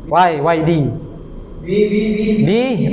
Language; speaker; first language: English; non-native, learner; Indonesian